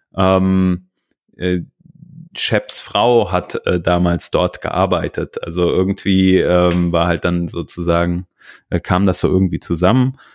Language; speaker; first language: German; native; German